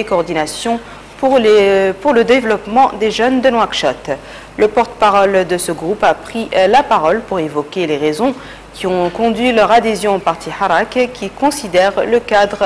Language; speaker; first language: French; non-native, local second language; Arabic